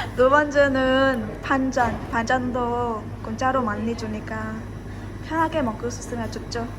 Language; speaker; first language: Korean; non-native, learner; Vietnamese